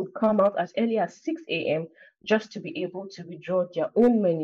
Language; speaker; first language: English; non-native, local second language; Igbo